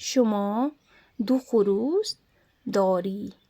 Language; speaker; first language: Persian; non-native, learner; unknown